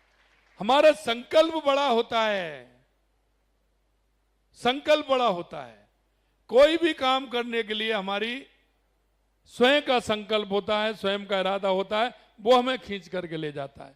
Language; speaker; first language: Hindi; native; Hindi